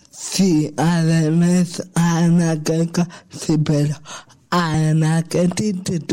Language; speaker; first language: Catalan; non-native, local second language; Spanish